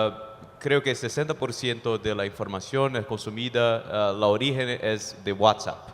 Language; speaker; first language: Spanish; non-native, fluent; Portuguese